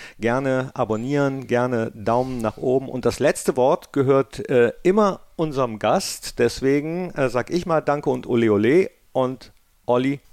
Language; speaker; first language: German; native; German